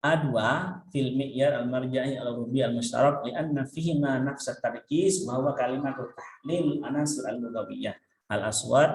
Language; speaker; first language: Arabic; non-native, fluent; Indonesian